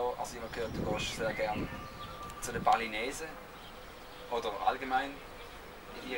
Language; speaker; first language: German; native; German